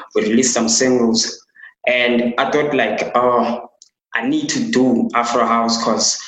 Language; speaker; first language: English; non-native, local second language; Xhosa